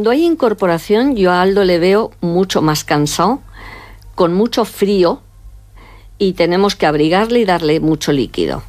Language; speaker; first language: Spanish; native; Spanish